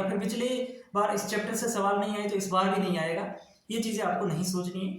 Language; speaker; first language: Hindi; native; Hindi